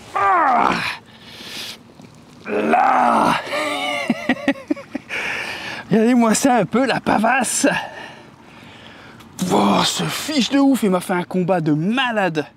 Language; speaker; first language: French; native; French